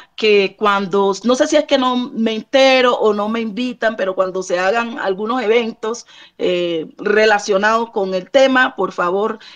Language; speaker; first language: Spanish; native; Spanish